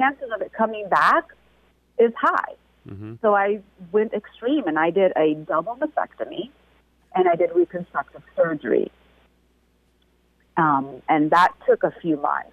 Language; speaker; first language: English; native; English